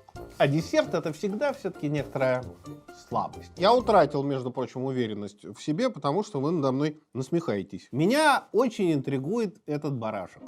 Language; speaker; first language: Russian; native; Russian